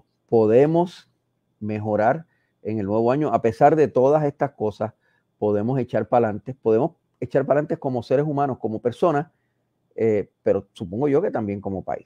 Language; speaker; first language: Spanish; native; Spanish